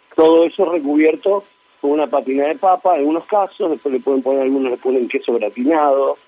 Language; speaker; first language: Spanish; native; Spanish